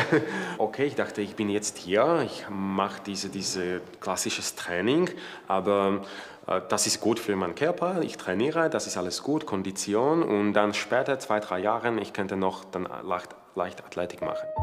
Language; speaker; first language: German; non-native, fluent; Slovak